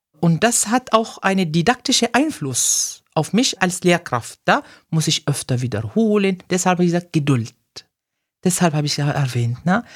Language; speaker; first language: German; non-native, fluent; Arabic